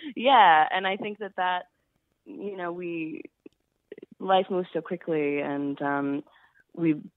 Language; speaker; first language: English; native; English